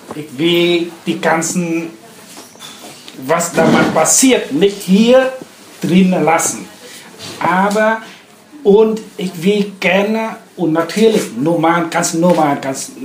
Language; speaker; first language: German; non-native, learner; Vietnamese